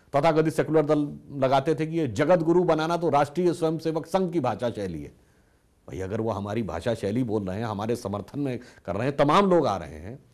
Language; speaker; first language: Hindi; native; Hindi